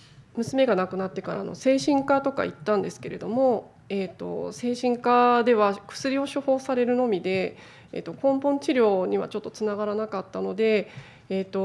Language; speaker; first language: Japanese; native; Japanese